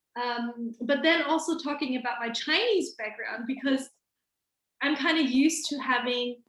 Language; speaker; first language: English; non-native, fluent; German